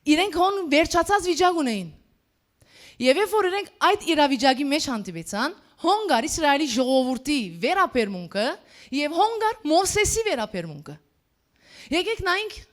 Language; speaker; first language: Armenian; early bilingual, heritage; Armenian